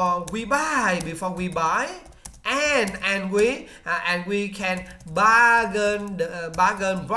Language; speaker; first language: English; non-native, learner; Vietnamese